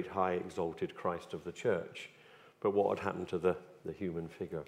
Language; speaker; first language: English; native; English